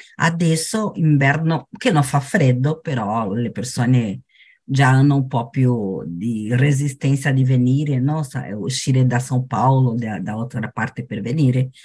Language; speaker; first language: Italian; non-native, fluent; Portuguese